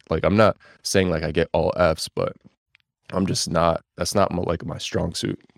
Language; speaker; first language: English; early bilingual, other home language; Bulgarian